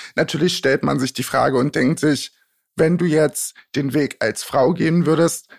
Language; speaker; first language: German; native; German